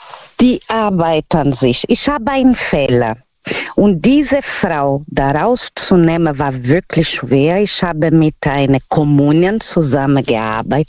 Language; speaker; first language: German; non-native, learner; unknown